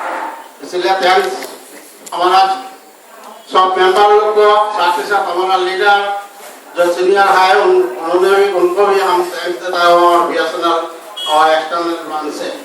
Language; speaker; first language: Hindi; non-native, local second language; Mizo